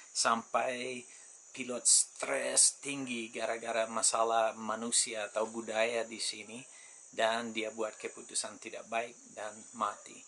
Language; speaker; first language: Indonesian; non-native, fluent; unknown